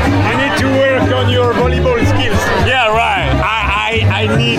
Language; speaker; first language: English; non-native, learner; Korean